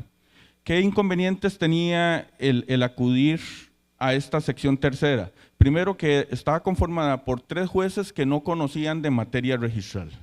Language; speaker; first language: Spanish; native; Spanish